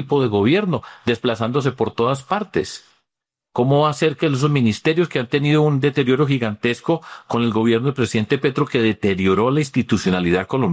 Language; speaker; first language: Spanish; native; Spanish